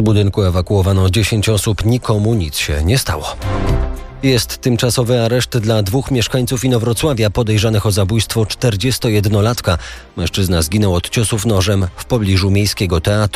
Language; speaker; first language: Polish; native; Polish